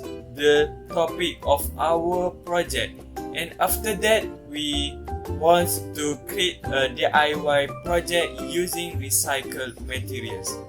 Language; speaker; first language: English; non-native, local second language; Malay